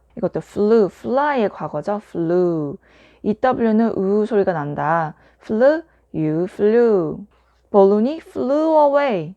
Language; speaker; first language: Korean; native; Korean